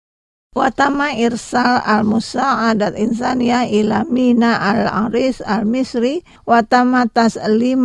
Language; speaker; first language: Arabic; non-native, fluent; Indonesian